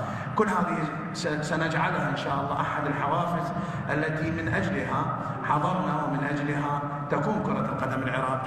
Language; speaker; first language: Arabic; native; Arabic